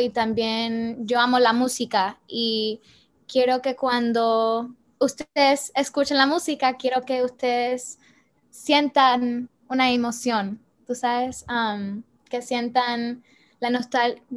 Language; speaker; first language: Spanish; early bilingual, heritage; Spanish